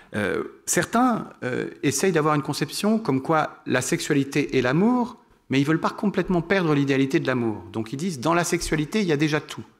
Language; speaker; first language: French; native; French